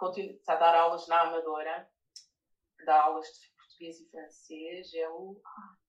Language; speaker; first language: Portuguese; native; Portuguese